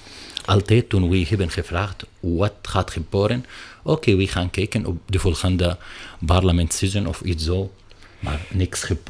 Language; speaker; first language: Dutch; non-native, learner; Arabic